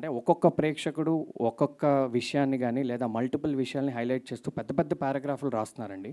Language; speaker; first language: Telugu; native; Telugu